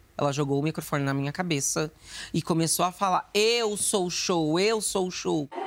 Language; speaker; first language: Portuguese; native; Portuguese